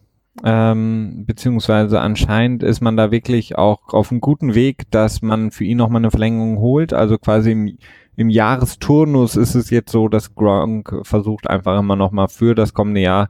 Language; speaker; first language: German; native; German